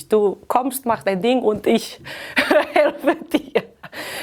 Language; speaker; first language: German; non-native, fluent; Catalan